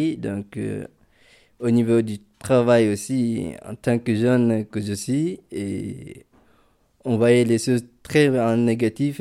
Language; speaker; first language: French; non-native, local second language; Fula